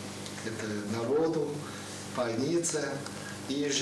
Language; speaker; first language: Russian; non-native, learner; Chinese